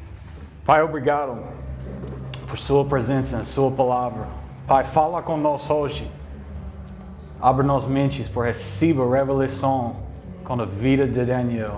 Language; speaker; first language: Portuguese; non-native, learner; English